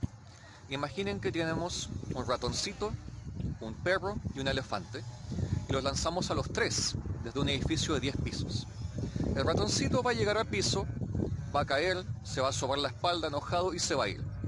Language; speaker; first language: Spanish; native; Spanish